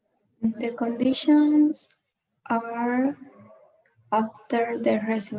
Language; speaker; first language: English; non-native, learner; Spanish